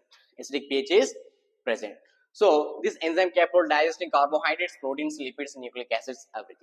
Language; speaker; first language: English; non-native, local second language; Telugu